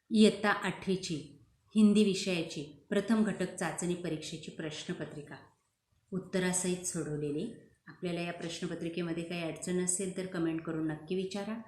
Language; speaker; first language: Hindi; non-native, local second language; Marathi